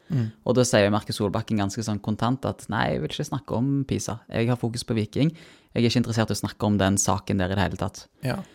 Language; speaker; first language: Norwegian; native; Norwegian